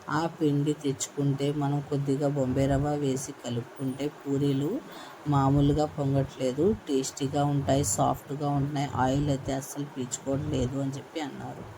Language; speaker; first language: Telugu; non-native, local second language; Urdu